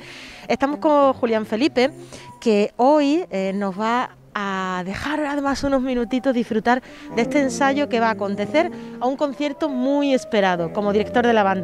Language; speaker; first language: Spanish; native; Spanish